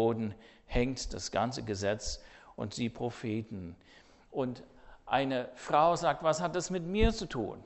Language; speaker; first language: German; non-native, fluent; English